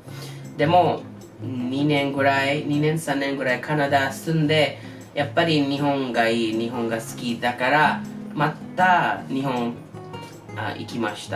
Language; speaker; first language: Japanese; non-native, learner; English